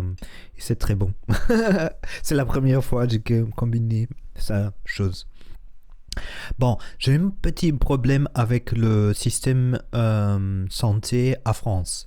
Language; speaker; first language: French; non-native, learner; Spanish